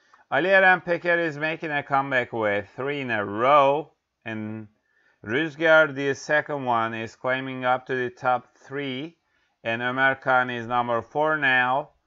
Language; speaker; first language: English; non-native, fluent; Turkish